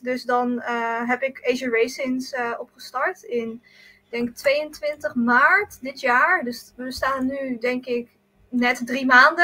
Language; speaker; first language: Dutch; early bilingual, other home language; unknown